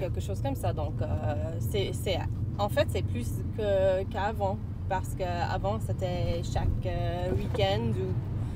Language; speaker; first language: French; non-native, learner; English